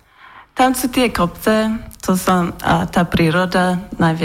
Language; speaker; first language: Slovak; non-native, learner; English